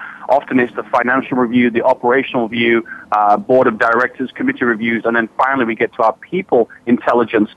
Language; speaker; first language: English; native; English